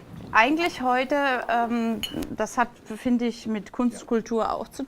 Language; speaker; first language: German; native; German